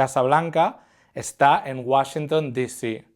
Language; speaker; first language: Spanish; non-native, fluent; English